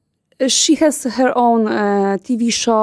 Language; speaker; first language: English; non-native, learner; Polish